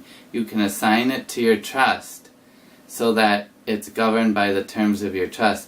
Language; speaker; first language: English; native; English